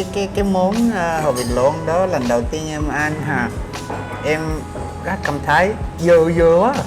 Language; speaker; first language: Vietnamese; non-native, fluent; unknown